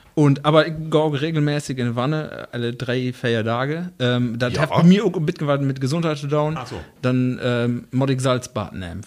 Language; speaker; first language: German; native; German